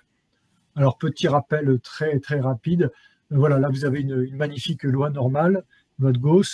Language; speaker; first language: French; native; French